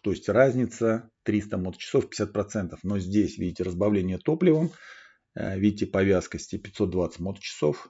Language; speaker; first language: Russian; native; Russian